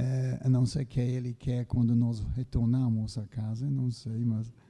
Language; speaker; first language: Portuguese; non-native, fluent; English